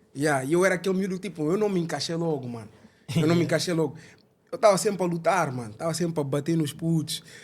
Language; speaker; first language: Portuguese; early bilingual, other home language; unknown